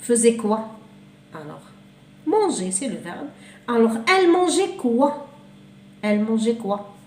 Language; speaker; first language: French; non-native, local second language; Arabic